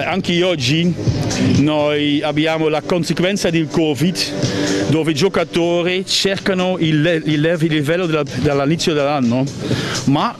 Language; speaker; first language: Italian; non-native, learner; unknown